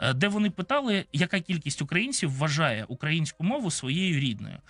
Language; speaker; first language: Ukrainian; non-native, local second language; Russian